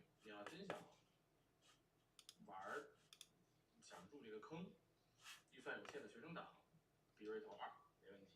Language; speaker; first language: Chinese; native; Chinese